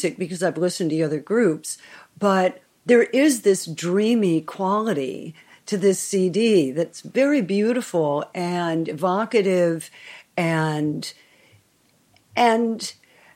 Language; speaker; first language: English; native; English